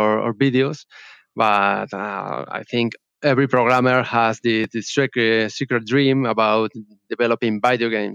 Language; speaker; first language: English; non-native, learner; Spanish